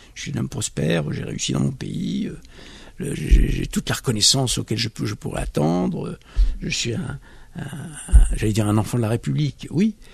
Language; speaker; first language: French; native; French